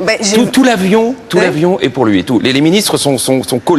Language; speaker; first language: French; native; French